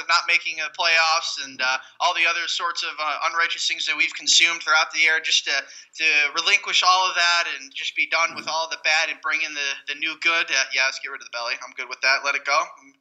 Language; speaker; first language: English; native; English